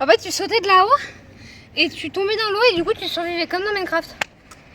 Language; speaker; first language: French; native; French